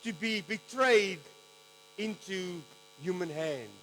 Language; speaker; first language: English; non-native, local second language; Afrikaans